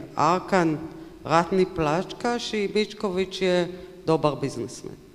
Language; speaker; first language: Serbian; non-native, learner; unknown